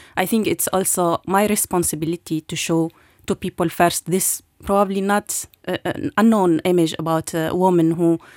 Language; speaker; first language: English; non-native, fluent; Arabic